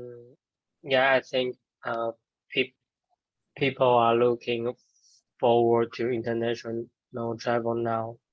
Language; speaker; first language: English; non-native, learner; Chinese